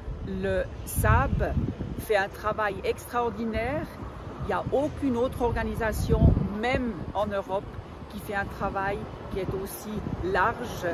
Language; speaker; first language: French; non-native, local second language; German